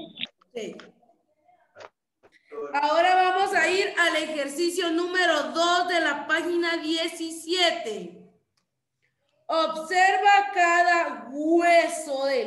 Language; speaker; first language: Spanish; native; Spanish